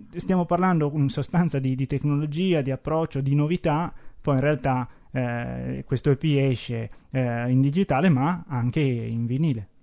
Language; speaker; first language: Italian; native; Italian